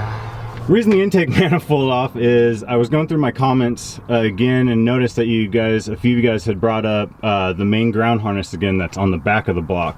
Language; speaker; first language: English; native; English